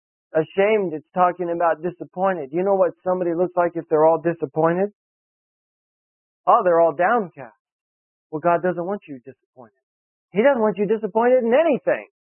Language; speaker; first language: English; native; English